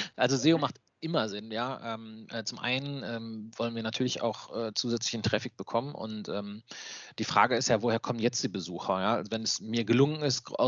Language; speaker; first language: German; native; German